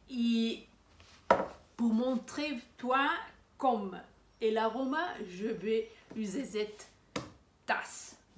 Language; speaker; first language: French; non-native, learner; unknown